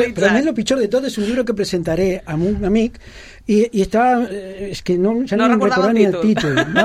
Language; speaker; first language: Catalan; non-native, local second language; Spanish